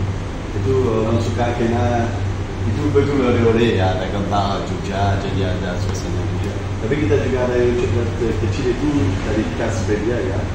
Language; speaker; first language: Indonesian; non-native, fluent; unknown